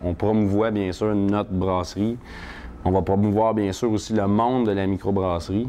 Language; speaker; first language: French; native; French